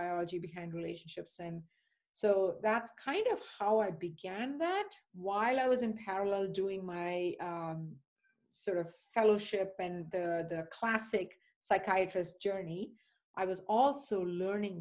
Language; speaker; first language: English; non-native, local second language; Tamil